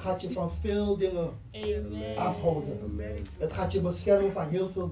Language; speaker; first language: Dutch; non-native, fluent; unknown